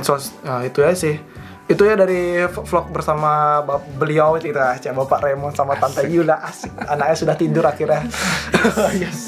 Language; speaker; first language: Indonesian; native; Indonesian